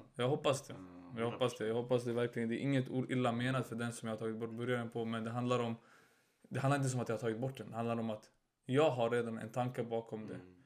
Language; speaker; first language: Swedish; early bilingual, other home language; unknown